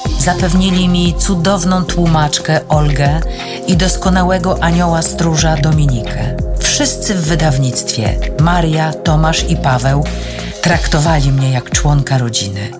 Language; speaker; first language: Polish; native; Polish